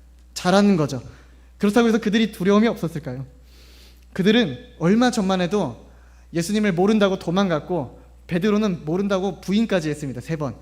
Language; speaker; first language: Korean; native; Korean